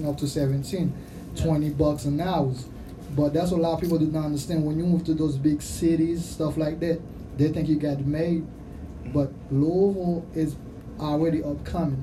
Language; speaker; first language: English; non-native, fluent; Haitian Creole